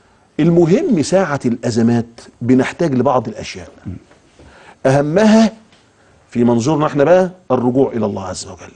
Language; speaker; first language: Arabic; native; Arabic